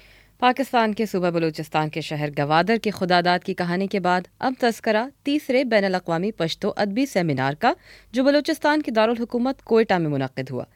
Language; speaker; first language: Urdu; native; Urdu